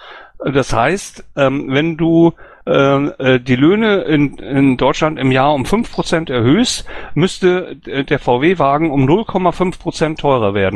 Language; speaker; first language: German; native; German